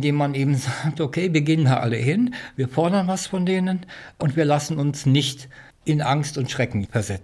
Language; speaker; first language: German; native; German